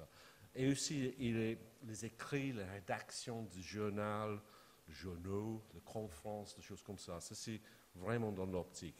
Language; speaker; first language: French; non-native, fluent; English